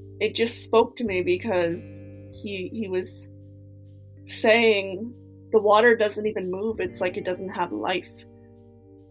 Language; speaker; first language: English; native; English